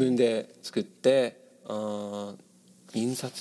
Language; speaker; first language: Japanese; non-native, learner; English